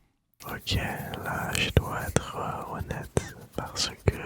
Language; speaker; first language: French; early bilingual, other home language; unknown